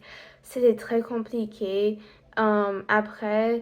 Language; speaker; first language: French; non-native, learner; English